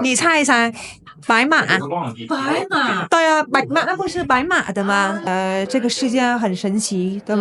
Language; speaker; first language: Chinese; non-native, fluent; Vietnamese